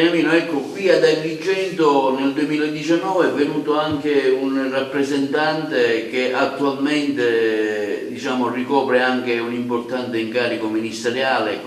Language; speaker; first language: Italian; native; Italian